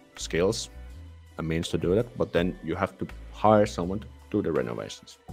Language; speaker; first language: English; non-native, fluent; Finnish